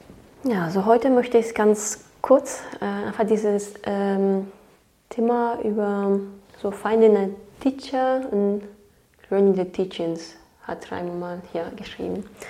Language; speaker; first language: German; non-native, fluent; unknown